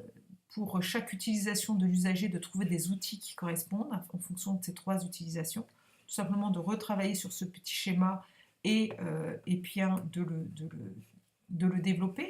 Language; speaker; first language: French; native; French